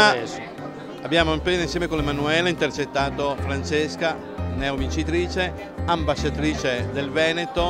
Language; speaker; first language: Italian; native; Italian